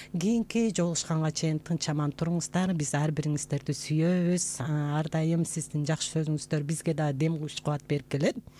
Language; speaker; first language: Kyrgyz; native; Kyrgyz